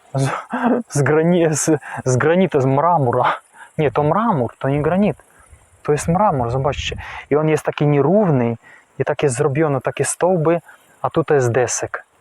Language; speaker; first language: Polish; non-native, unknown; Ukrainian